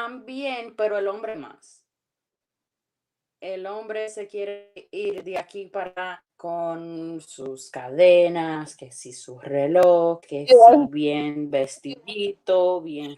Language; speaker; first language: Spanish; early bilingual, heritage; Spanish